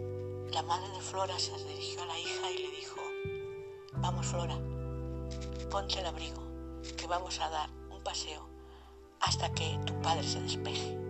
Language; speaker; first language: Spanish; native; Spanish